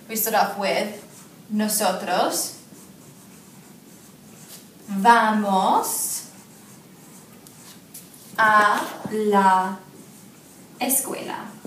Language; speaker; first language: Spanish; non-native, learner; English